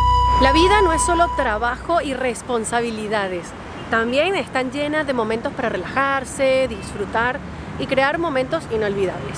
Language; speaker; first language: Spanish; native; Spanish